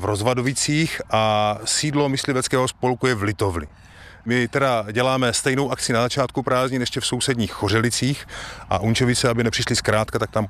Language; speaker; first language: Czech; native; Czech